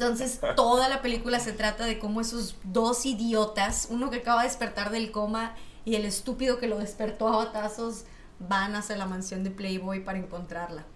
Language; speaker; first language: Spanish; native; Spanish